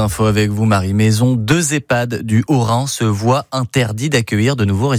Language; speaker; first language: French; native; French